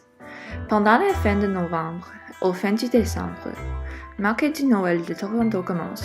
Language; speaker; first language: French; non-native, local second language; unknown